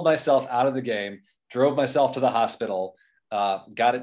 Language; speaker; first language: English; native; English